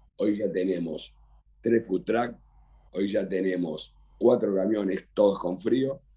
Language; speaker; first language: Spanish; native; Spanish